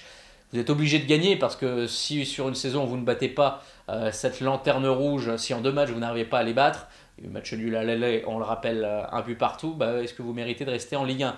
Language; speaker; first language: French; native; French